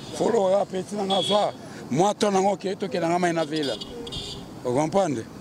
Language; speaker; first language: Lingala; native; Lingala